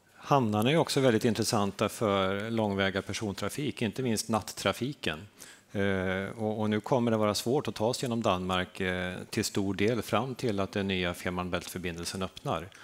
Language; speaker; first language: Swedish; native; Swedish